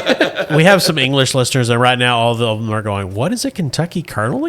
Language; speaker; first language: English; native; English